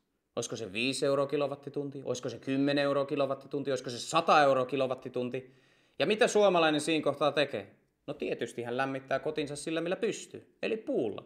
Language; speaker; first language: Finnish; native; Finnish